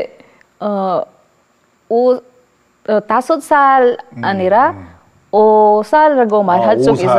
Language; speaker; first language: Korean; non-native, learner; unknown